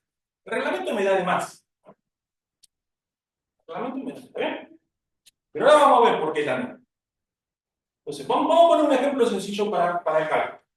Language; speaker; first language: Spanish; native; Spanish